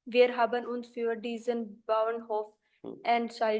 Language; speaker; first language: German; non-native, learner; Hindi